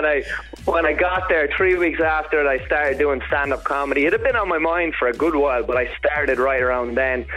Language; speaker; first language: English; native; English